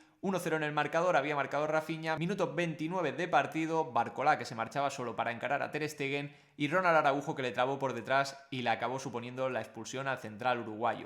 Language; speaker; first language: Spanish; native; Spanish